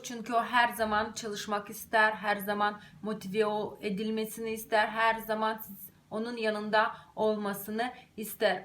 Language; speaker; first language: Turkish; non-native, fluent; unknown